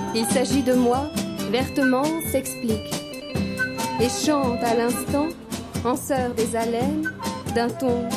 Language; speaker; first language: German; non-native, fluent; English